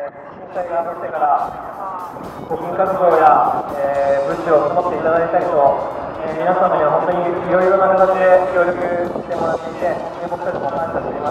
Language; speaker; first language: Japanese; native; Japanese